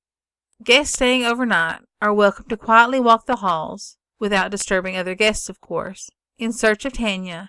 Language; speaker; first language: English; native; English